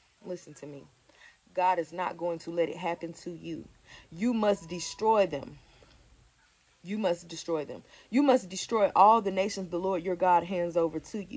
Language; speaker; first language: English; native; English